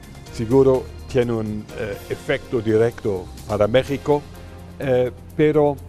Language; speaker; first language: Spanish; non-native, fluent; German